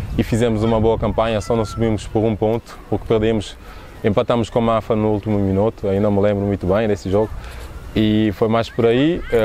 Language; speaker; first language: Portuguese; non-native, local second language; Kabuverdianu